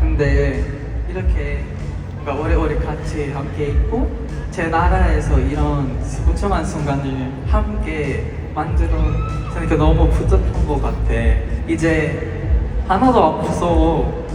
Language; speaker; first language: Korean; non-native, fluent; Filipino